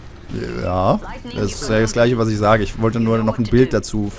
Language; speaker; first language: German; native; German